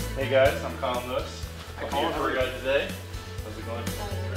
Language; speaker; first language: English; native; English